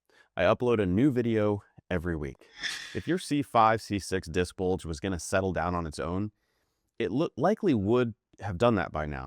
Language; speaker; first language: English; native; English